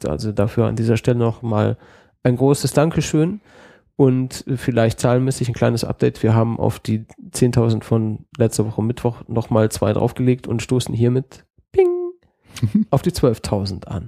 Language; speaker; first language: German; native; German